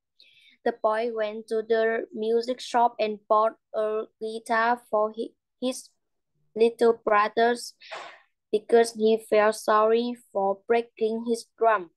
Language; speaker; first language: English; non-native, learner; Vietnamese